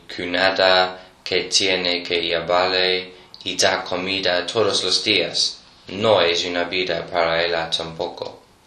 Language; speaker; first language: Spanish; non-native, learner; English